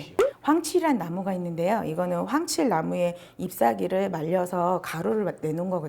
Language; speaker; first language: Korean; native; Korean